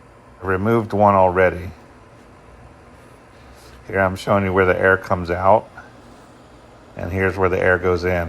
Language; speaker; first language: English; native; English